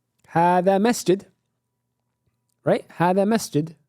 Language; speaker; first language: Arabic; non-native, fluent; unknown